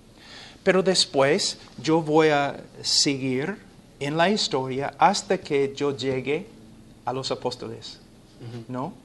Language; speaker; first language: Spanish; non-native, fluent; English